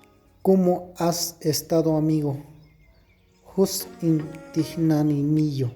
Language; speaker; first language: Spanish; non-native, local second language; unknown